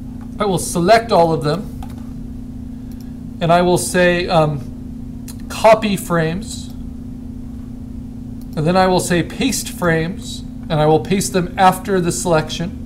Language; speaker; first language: English; native; English